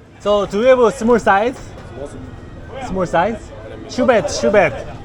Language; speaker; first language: English; non-native, learner; Korean